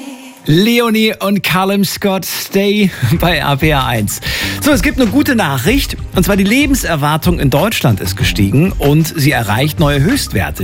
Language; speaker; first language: German; native; German